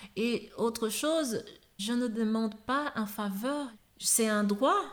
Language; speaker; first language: French; non-native, fluent; Portuguese